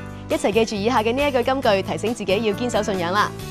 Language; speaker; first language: Cantonese; native; Cantonese